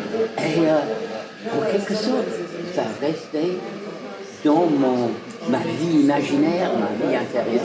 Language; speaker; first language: French; non-native, fluent; English